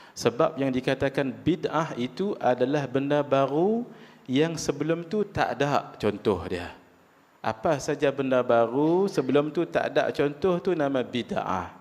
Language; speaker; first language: Malay; native; Malay